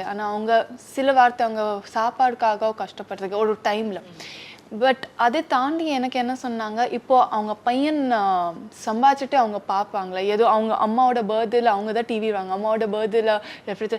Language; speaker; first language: Tamil; non-native, learner; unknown